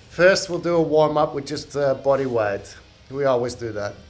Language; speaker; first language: English; non-native, fluent; Dutch